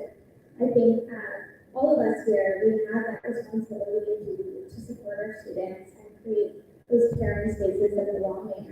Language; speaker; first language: English; native; English